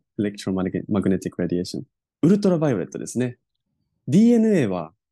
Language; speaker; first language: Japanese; native; Japanese